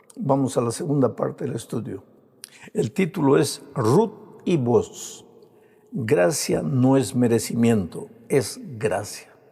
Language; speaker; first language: Spanish; native; Spanish